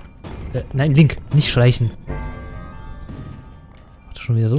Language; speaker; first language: German; native; German